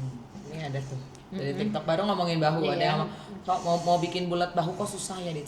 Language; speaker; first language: Indonesian; native; Indonesian